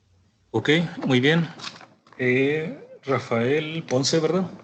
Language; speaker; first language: Spanish; native; Spanish